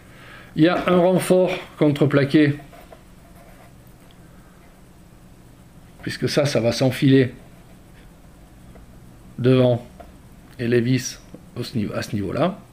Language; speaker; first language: French; native; French